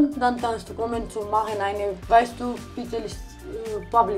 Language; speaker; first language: German; non-native, learner; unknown